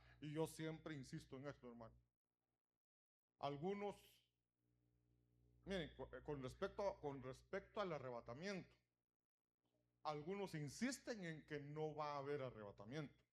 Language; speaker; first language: Spanish; native; Spanish